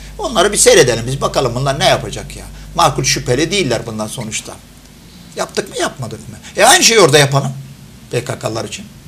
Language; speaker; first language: Turkish; non-native, fluent; Arabic